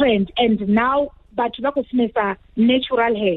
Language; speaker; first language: English; non-native, local second language; Venda